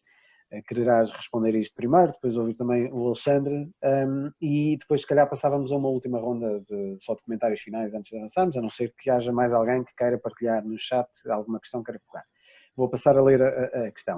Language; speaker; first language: Portuguese; native; Portuguese